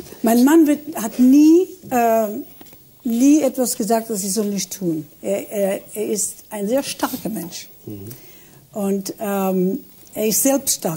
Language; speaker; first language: German; non-native, fluent; Hebrew